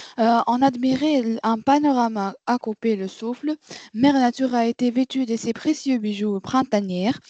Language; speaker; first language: French; non-native, learner; Arabic